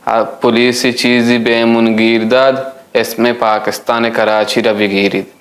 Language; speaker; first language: Persian; non-native, local second language; Baluchi